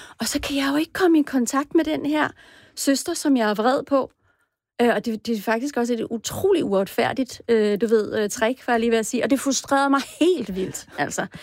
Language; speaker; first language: Danish; native; Danish